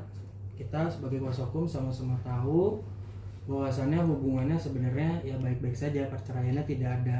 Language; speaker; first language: Indonesian; native; Indonesian